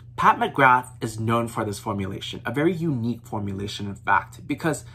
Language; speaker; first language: English; early bilingual, other home language; Vietnamese